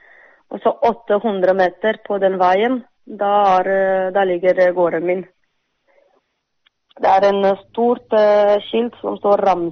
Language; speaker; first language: Norwegian; non-native, fluent; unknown